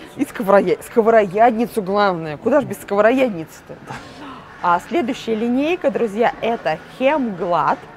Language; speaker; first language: Russian; native; Russian